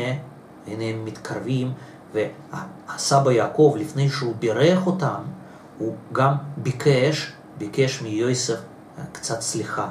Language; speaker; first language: Hebrew; non-native, fluent; Russian